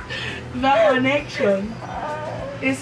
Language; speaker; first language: English; non-native, local second language; Filipino